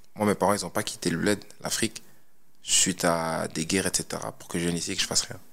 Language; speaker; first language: French; native; French